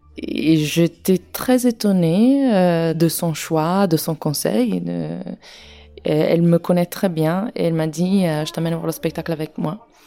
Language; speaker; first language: French; non-native, fluent; Italian